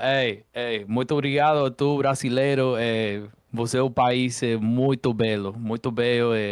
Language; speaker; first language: Portuguese; non-native, learner; English